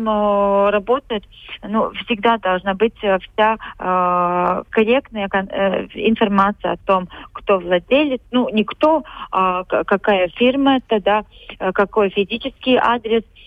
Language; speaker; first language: Russian; non-native, local second language; Latvian